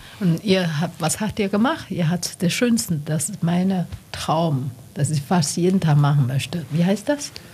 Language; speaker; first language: German; non-native, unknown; Chinese